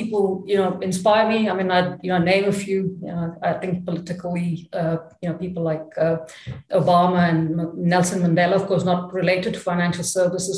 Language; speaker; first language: English; non-native, local second language; Tamil